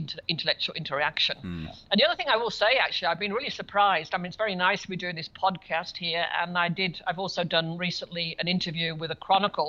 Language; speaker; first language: English; native; English